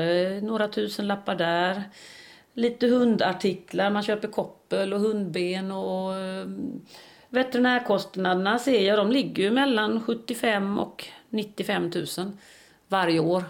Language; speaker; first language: Swedish; native; Swedish